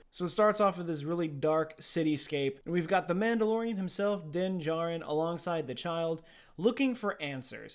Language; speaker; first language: English; native; English